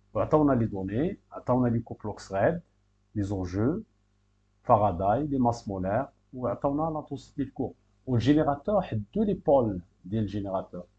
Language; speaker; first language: French; non-native, local second language; Arabic